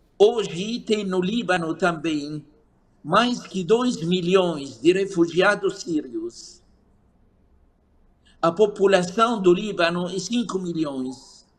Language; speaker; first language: Portuguese; non-native, fluent; Arabic